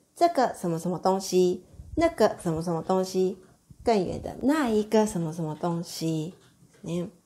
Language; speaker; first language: Chinese; non-native, fluent; Japanese